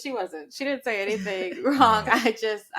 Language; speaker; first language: English; native; English